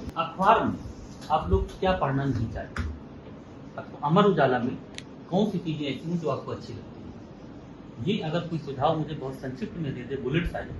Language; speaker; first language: Hindi; native; Hindi